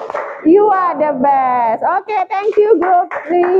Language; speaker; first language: English; non-native, fluent; Indonesian